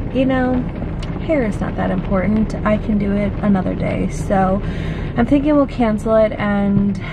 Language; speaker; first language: English; native; English